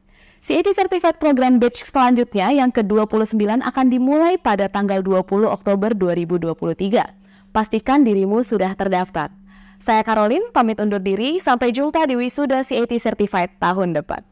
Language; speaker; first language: Indonesian; native; Indonesian